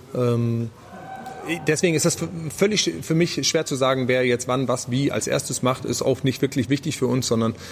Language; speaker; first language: German; early bilingual, other home language; Danish